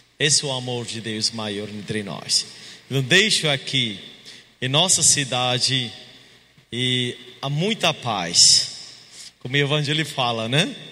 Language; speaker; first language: Portuguese; non-native, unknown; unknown